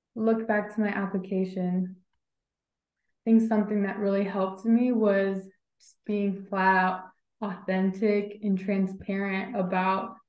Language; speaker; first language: English; native; English